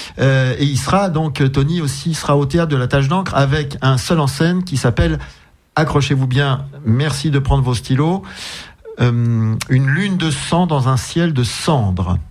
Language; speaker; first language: French; native; French